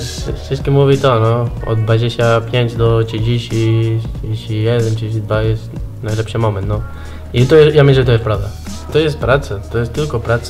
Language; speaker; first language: Polish; non-native, learner; Spanish